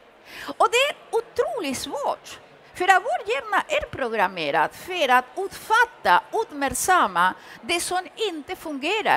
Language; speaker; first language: Swedish; early bilingual, other home language; Spanish